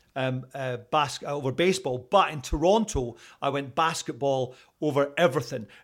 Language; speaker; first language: English; native; English